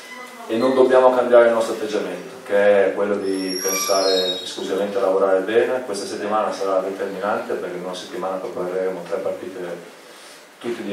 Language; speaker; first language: Italian; native; Italian